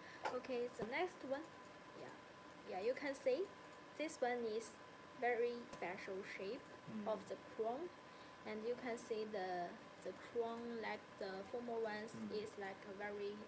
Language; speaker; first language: English; non-native, learner; Chinese